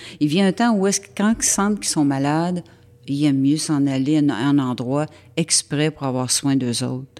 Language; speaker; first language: French; native; French